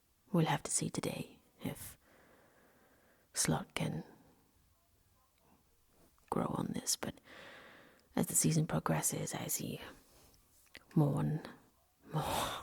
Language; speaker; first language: English; non-native, local second language; Welsh